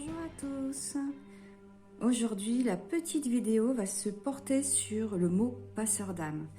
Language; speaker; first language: French; native; French